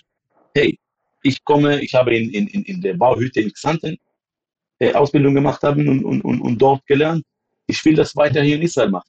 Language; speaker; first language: German; non-native, fluent; Hebrew